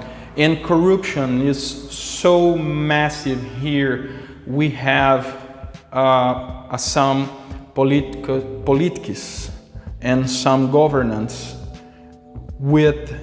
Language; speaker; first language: English; non-native, local second language; Portuguese